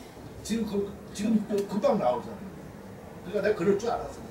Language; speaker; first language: Korean; native; Korean